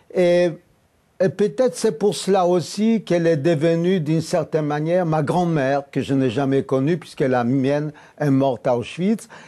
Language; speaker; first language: French; non-native, fluent; Polish